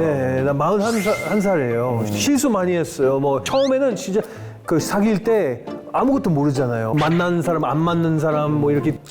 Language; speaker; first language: Korean; non-native, fluent; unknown